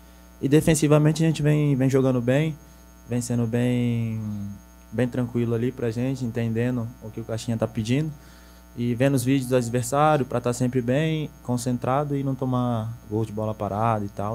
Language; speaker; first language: Portuguese; native; Portuguese